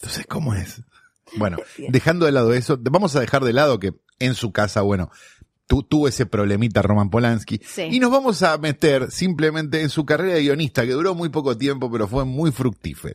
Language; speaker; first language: Spanish; native; Spanish